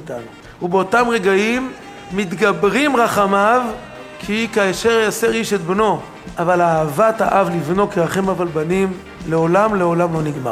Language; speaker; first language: Hebrew; native; Hebrew